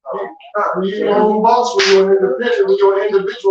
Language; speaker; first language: English; native; English